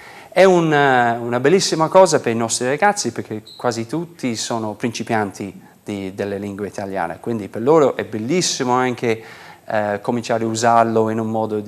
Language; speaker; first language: Italian; non-native, fluent; English